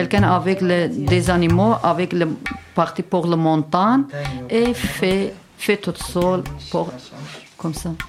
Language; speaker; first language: French; non-native, learner; Kurdish